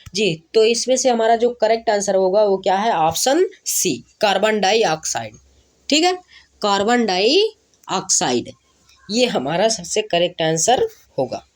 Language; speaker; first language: Hindi; native; Hindi